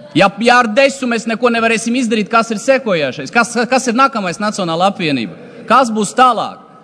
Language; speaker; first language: Latvian; non-native, local second language; Russian